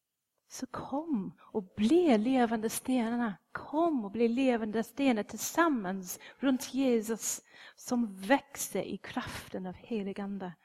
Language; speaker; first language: Swedish; non-native, fluent; English